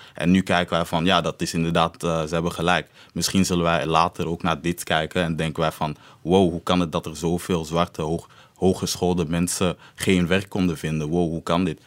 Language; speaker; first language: Dutch; early bilingual, other home language; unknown